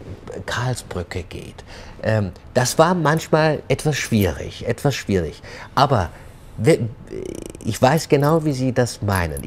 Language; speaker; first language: German; early bilingual, other home language; Turkish